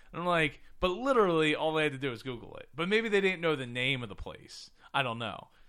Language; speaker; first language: English; native; English